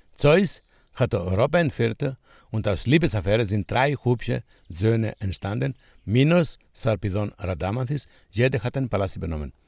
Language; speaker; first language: German; non-native, fluent; Greek